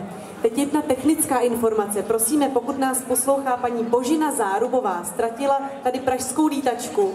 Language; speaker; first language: Czech; native; Czech